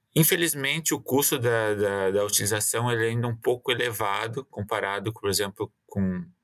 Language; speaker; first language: Portuguese; native; Portuguese